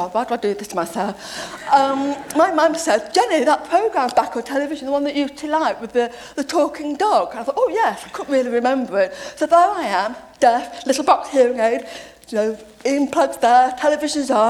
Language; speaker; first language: English; native; English